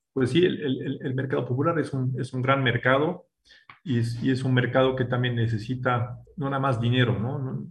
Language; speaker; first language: Spanish; non-native, fluent; French